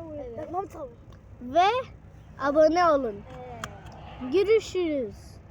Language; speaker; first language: Turkish; early bilingual, heritage; Turkish